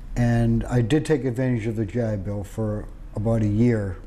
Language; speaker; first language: English; native; English